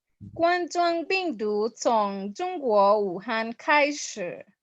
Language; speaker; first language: Chinese; non-native, learner; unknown